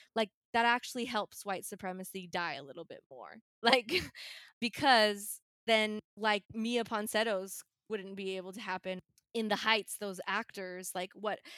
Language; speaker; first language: English; native; English